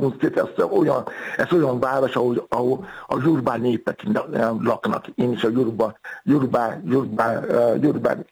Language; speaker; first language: Hungarian; non-native, fluent; Yoruba